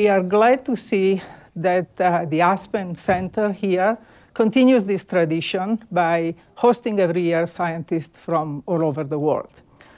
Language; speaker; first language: English; non-native, fluent; Italian